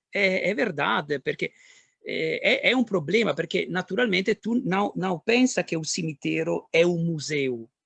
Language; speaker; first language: Portuguese; non-native, learner; Italian